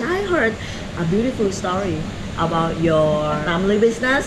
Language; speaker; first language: English; non-native, learner; Thai